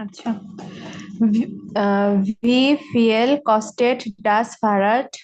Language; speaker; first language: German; non-native, learner; Bangla